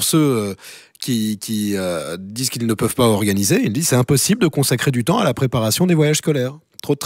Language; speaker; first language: French; native; French